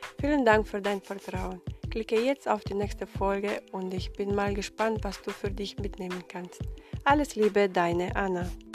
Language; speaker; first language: German; non-native, fluent; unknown